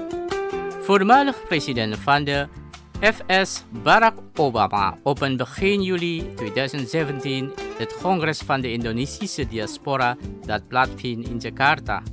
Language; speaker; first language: Dutch; non-native, learner; Indonesian